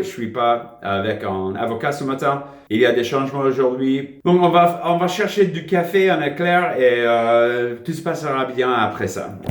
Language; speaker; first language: French; non-native, fluent; English